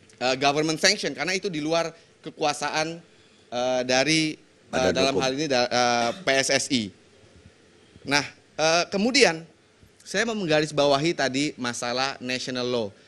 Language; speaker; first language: Indonesian; native; Indonesian